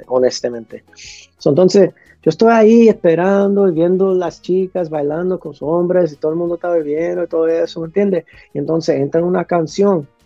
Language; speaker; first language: Spanish; early bilingual, heritage; English